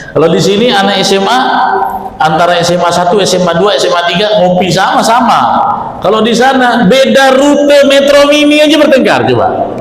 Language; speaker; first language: Indonesian; native; Indonesian